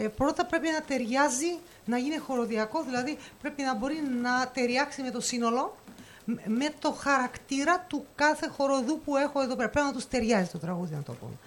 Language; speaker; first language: Greek; non-native, fluent; Russian